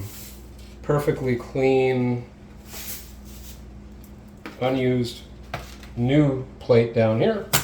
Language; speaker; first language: English; native; English